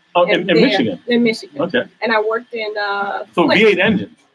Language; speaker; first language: English; native; English